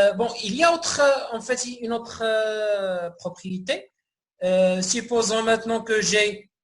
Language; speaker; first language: French; non-native, local second language; Arabic